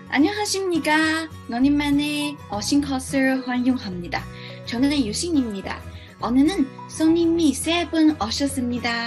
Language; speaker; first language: Korean; non-native, learner; English